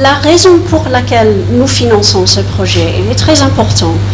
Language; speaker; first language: French; non-native, fluent; English